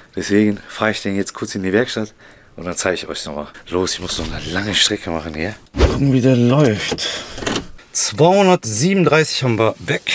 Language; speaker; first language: German; early bilingual, other home language; Turkish